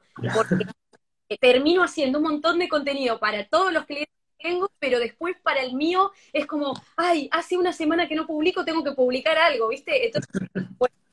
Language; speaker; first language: Spanish; native; Spanish